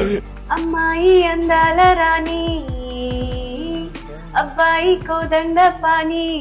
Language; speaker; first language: Telugu; non-native, local second language; Marathi